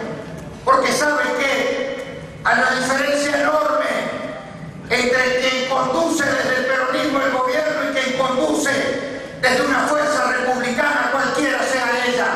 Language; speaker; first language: Spanish; native; Spanish